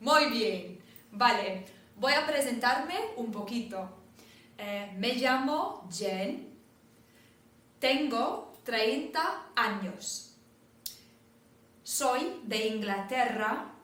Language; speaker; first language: Spanish; non-native, fluent; English